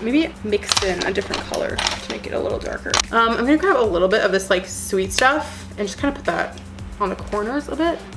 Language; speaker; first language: English; native; English